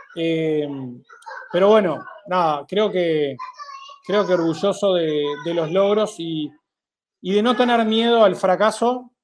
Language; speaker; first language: Spanish; native; Spanish